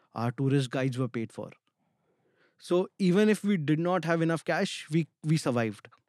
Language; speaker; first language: English; non-native, local second language; Hindi